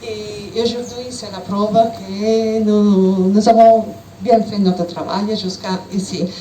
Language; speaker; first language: French; non-native, learner; Italian